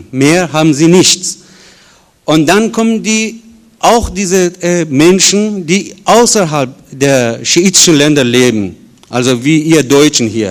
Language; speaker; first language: German; non-native, fluent; Persian